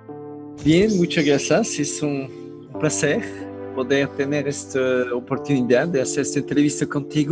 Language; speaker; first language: Spanish; non-native, learner; French